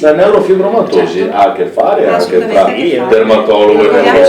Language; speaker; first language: Italian; native; Italian